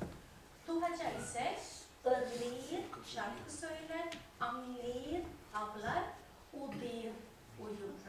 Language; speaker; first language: Turkish; non-native, fluent; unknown